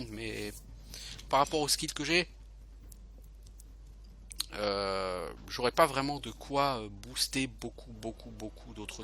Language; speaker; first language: French; native; French